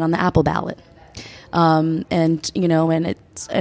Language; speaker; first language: English; early bilingual, other home language; Spanish